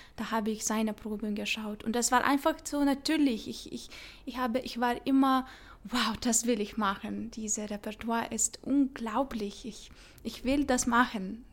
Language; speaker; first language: German; non-native, learner; Lithuanian